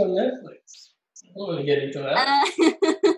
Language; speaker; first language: English; non-native, fluent; Spanish